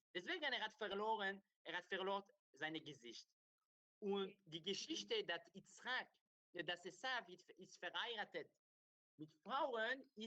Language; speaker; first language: German; non-native, learner; Hebrew